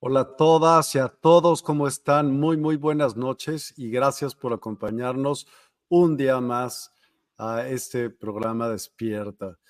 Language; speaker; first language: Spanish; native; Spanish